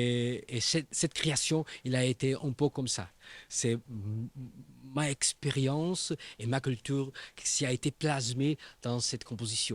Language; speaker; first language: French; non-native, learner; Portuguese